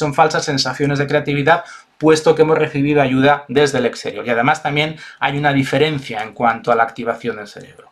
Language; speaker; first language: Spanish; native; Spanish